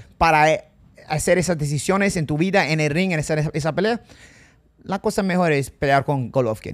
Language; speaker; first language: Spanish; non-native, fluent; English